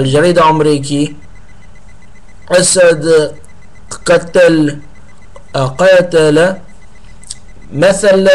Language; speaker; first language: Arabic; non-native, learner; English